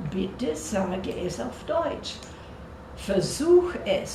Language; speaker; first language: German; non-native, fluent; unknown